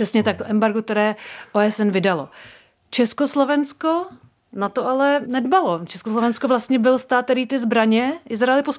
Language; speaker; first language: Czech; native; Czech